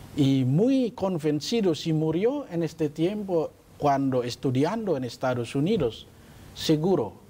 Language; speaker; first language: Spanish; non-native, learner; Indonesian